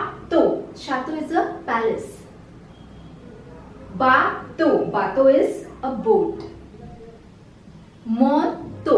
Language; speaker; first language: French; non-native, fluent; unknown